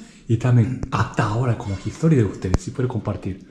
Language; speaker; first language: Spanish; non-native, learner; Japanese